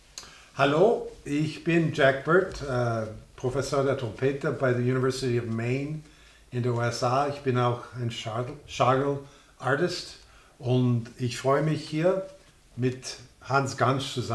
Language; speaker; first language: German; non-native, fluent; English